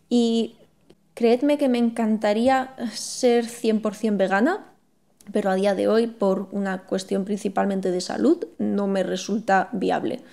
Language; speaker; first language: Spanish; native; Spanish